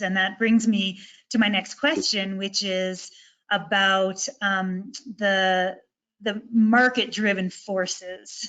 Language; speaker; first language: English; native; English